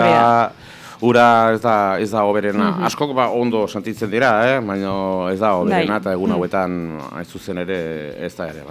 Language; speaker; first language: Basque; native; Basque